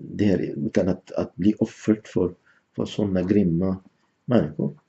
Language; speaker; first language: Swedish; non-native, fluent; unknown